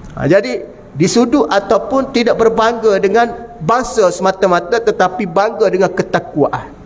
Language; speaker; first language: Malay; native; Malay